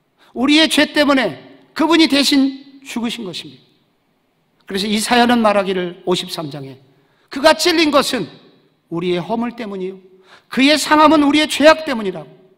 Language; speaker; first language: Korean; native; Korean